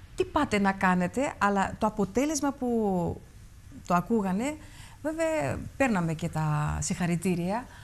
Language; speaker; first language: Greek; early bilingual, heritage; Greek